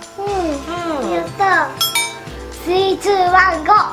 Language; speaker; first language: Japanese; early bilingual, heritage; Japanese